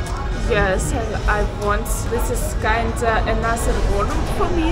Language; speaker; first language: English; non-native, learner; Russian